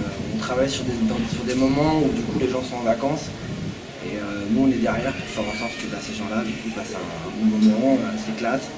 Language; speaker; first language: French; native; French